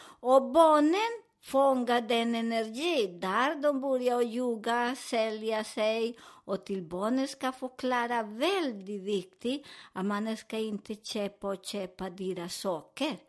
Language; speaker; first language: Swedish; non-native, fluent; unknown